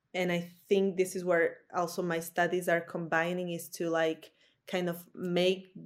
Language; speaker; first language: English; non-native, fluent; Slovak